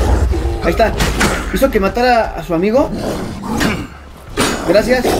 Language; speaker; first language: Spanish; native; Spanish